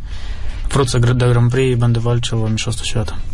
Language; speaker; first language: Polish; non-native, fluent; Russian